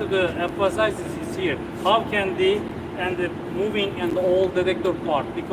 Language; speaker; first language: English; non-native, fluent; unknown